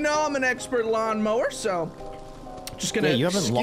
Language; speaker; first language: English; native; English